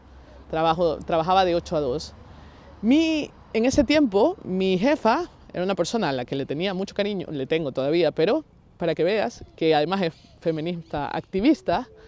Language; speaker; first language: Spanish; native; Spanish